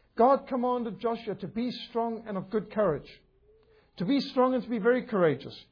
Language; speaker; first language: English; native; English